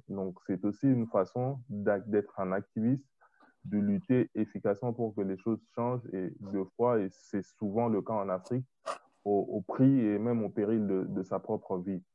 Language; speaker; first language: French; non-native, local second language; Lingala